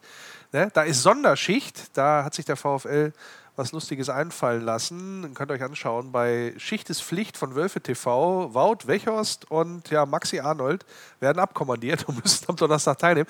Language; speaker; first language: German; native; German